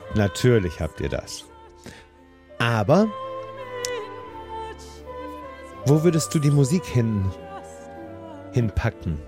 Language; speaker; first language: German; native; German